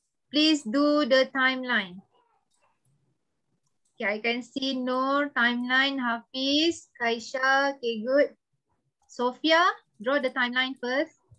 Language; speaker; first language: English; non-native, local second language; Malay